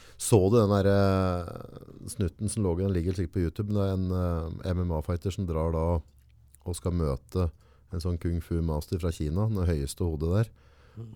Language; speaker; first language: Norwegian; native; Norwegian